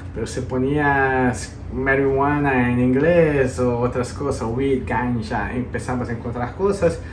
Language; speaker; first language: Spanish; early bilingual, heritage; Spanish